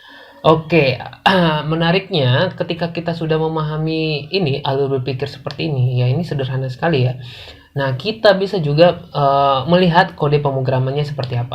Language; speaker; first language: Indonesian; native; Indonesian